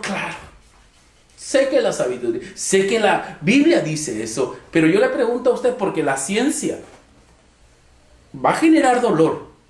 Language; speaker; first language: Spanish; native; Spanish